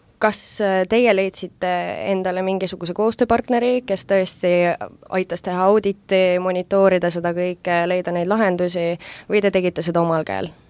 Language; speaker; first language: Estonian; native; Estonian